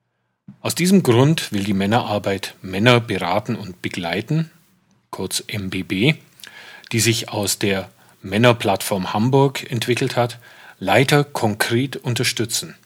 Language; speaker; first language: German; native; German